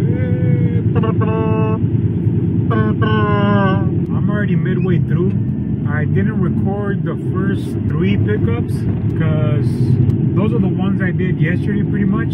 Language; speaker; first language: English; early bilingual, other home language; Spanish